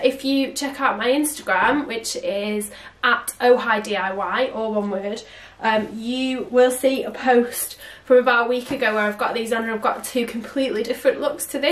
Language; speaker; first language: English; native; English